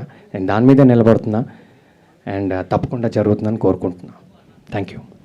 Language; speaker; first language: Telugu; native; Telugu